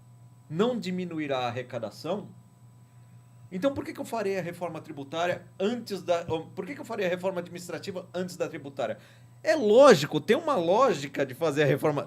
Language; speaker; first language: Portuguese; native; Portuguese